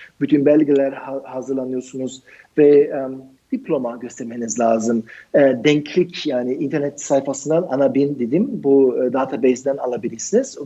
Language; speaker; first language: Turkish; non-native, fluent; German